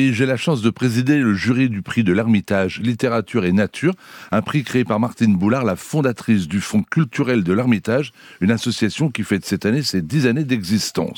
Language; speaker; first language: French; native; French